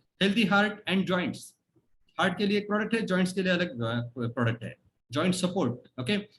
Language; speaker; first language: Hindi; non-native, local second language; Marathi